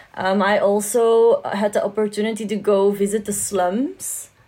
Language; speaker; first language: English; non-native, fluent; Dutch